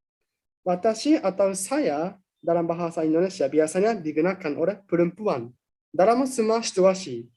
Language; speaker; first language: Indonesian; non-native, fluent; Japanese